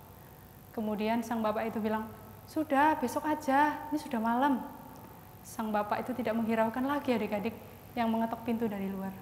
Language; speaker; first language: Indonesian; native; Indonesian